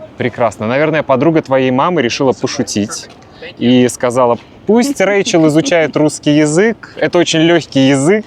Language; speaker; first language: Russian; native; Russian